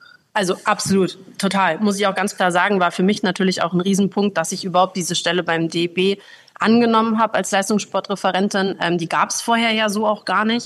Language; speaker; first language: German; native; German